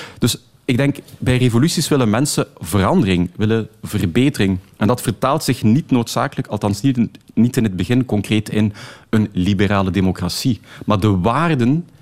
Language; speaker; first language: Dutch; early bilingual, other home language; Arabic